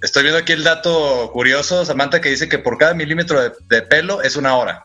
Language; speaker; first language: Spanish; native; Spanish